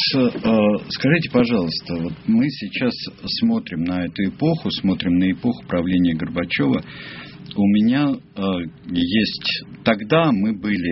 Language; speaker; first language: Russian; native; Russian